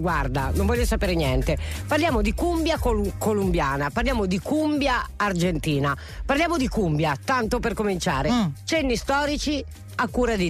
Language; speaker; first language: Italian; native; Italian